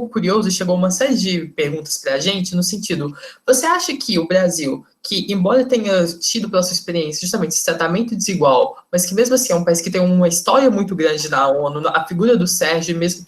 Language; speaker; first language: Portuguese; native; Portuguese